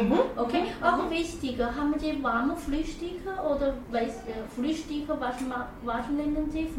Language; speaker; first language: German; non-native, learner; Chinese